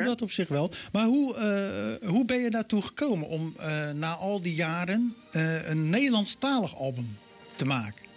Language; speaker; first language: Dutch; native; Dutch